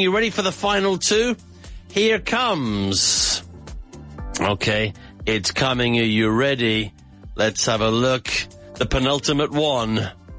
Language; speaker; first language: English; native; English